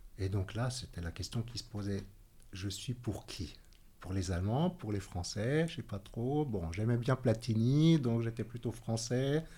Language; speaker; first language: French; early bilingual, heritage; French